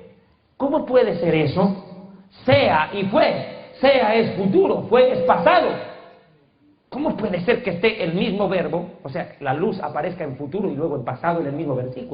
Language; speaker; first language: Spanish; native; Spanish